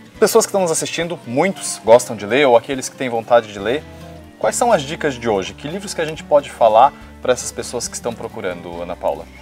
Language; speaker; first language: Portuguese; native; Portuguese